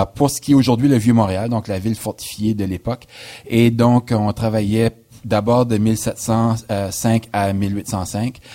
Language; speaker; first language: French; native; French